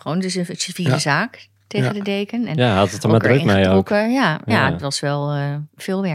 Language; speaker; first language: Dutch; native; Dutch